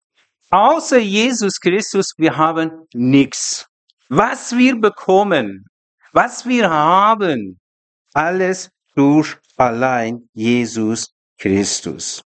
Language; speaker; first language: German; non-native, learner; Persian